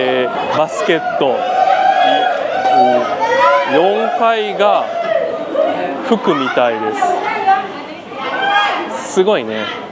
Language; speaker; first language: Japanese; native; Japanese